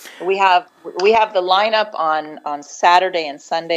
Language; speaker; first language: English; early bilingual, other home language; Arabic